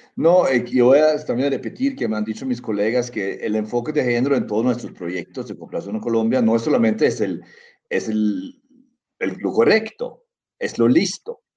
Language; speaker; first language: Spanish; non-native, fluent; Norwegian